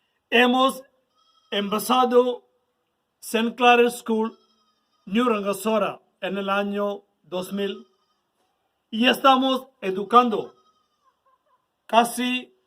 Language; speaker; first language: Spanish; non-native, learner; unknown